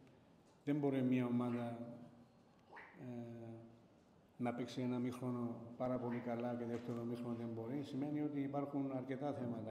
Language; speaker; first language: Greek; non-native, fluent; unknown